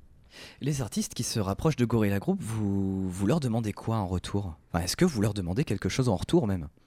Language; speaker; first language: French; native; French